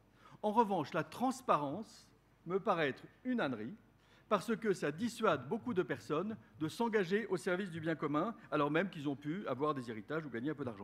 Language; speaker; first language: French; native; French